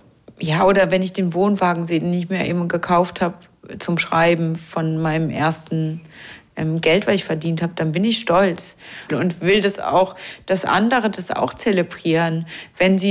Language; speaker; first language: German; native; German